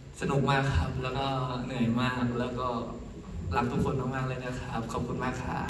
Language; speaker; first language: Thai; native; Thai